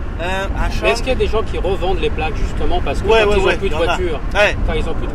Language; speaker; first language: French; native; French